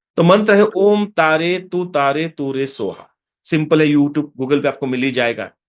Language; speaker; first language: Hindi; non-native, local second language; Marathi